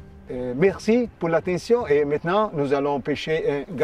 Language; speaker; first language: French; non-native, fluent; Italian